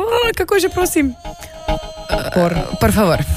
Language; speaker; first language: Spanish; non-native, learner; Slovenian